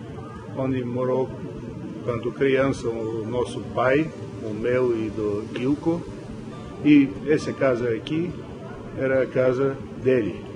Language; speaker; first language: Portuguese; non-native, fluent; Bulgarian